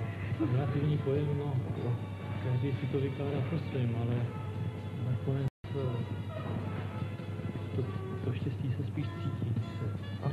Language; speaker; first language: Czech; native; Czech